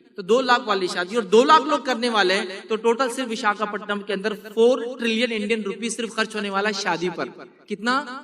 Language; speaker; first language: Urdu; native; Urdu